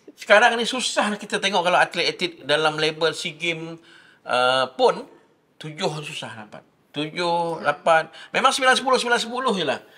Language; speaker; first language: Malay; native; Malay